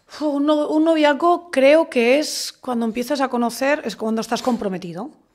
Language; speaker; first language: Spanish; native; Spanish